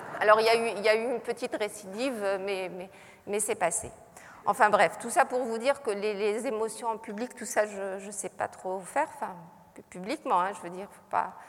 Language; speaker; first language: French; non-native, local second language; Arabic